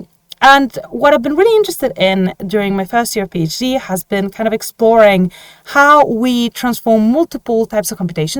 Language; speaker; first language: English; non-native, fluent; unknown